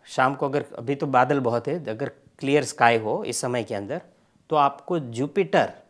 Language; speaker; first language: Hindi; non-native, local second language; Gujarati